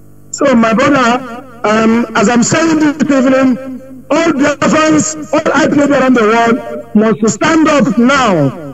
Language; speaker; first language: English; non-native, local second language; Igbo